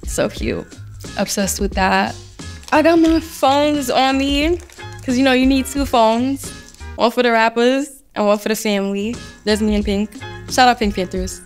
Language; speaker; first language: English; native; English